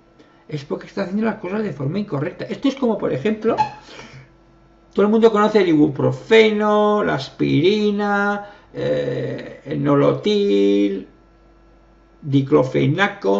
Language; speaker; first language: Spanish; native; Spanish